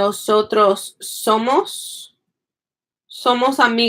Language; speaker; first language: Spanish; non-native, fluent; English